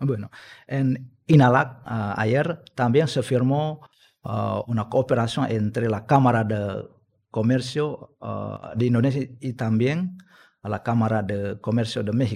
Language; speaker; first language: Spanish; non-native, fluent; Indonesian